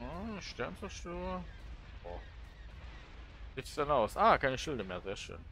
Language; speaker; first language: German; native; German